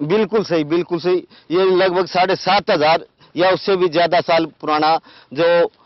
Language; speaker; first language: Hindi; native; Hindi